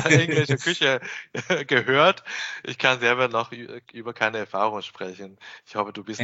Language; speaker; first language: German; non-native, fluent; Chinese